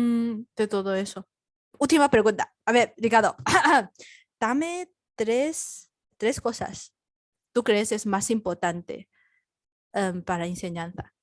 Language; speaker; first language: Spanish; non-native, learner; Chinese